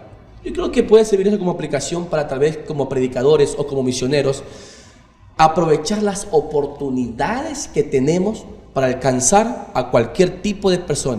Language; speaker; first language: Spanish; native; Spanish